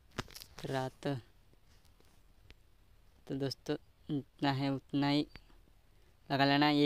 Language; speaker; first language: Hindi; native; Hindi